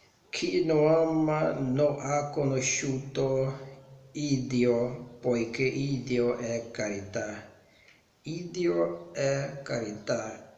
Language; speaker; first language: Italian; non-native, learner; Portuguese